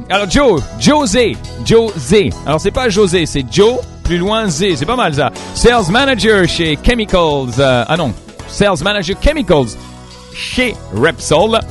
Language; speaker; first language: French; native; French